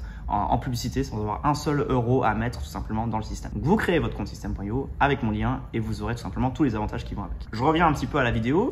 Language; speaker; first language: French; native; French